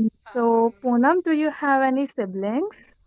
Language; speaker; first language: English; non-native, learner; Hindi